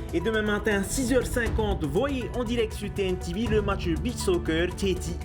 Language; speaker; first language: French; native; French